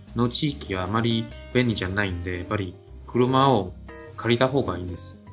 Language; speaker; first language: Japanese; non-native, fluent; Chinese